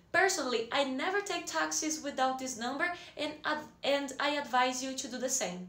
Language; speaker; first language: English; non-native, fluent; Portuguese